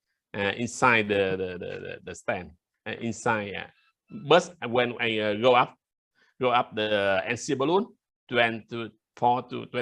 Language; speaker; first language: English; non-native, learner; Vietnamese